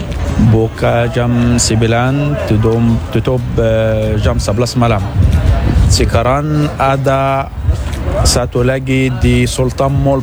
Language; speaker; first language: Indonesian; non-native, learner; Arabic